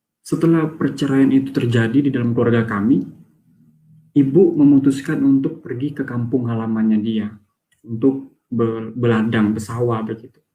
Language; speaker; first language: Indonesian; native; Indonesian